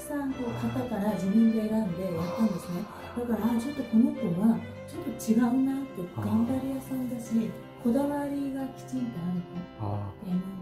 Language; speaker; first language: Japanese; native; Japanese